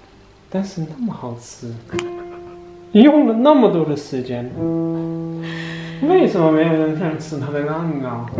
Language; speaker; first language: Chinese; non-native, fluent; Danish